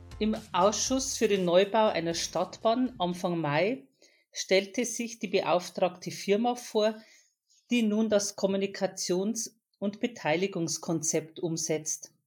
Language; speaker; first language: German; native; German